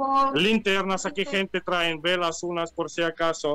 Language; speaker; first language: Spanish; non-native, learner; Ukrainian